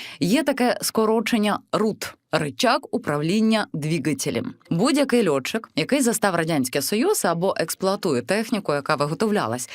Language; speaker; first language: Ukrainian; non-native, local second language; Russian